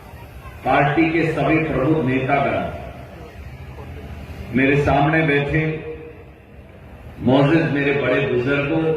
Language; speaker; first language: Hindi; native; Hindi